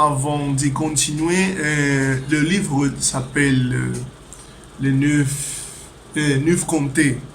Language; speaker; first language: French; non-native, learner; Spanish